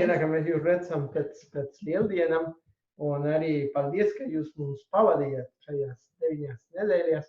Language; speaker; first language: Latvian; non-native, fluent; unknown